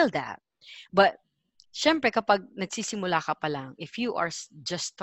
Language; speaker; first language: English; non-native, local second language; Filipino